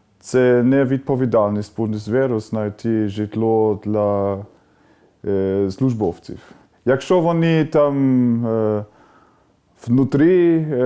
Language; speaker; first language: Ukrainian; non-native, learner; German